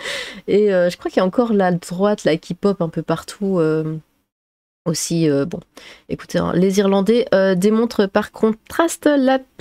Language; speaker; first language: French; native; French